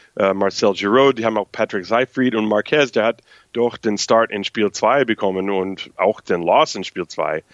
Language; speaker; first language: German; non-native, fluent; English